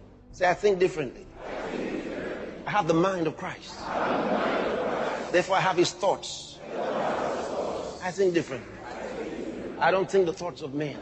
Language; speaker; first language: English; non-native, local second language; Yoruba